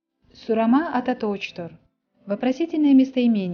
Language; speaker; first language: Russian; non-native, local second language; Kyrgyz